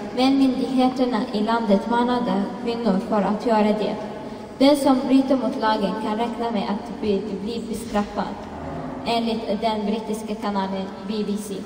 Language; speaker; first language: Swedish; non-native, fluent; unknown